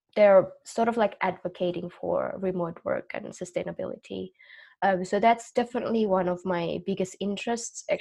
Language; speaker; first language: English; non-native, fluent; Indonesian